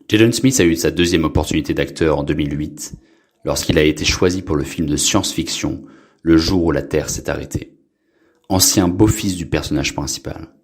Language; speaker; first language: French; non-native, local second language; Haitian Creole